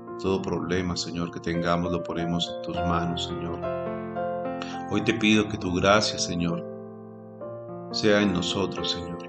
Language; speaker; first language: Spanish; native; Spanish